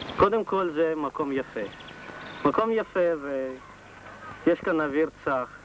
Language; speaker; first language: Hebrew; non-native, fluent; Russian